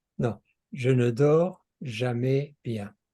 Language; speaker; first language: French; non-native, fluent; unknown